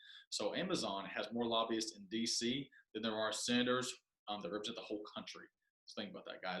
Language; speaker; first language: English; native; English